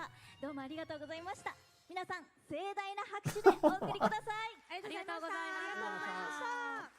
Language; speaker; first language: Japanese; native; Japanese